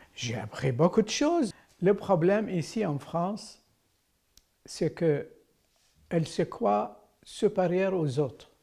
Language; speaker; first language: French; non-native, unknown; Arabic